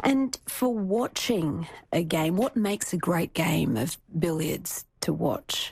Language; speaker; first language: English; native; English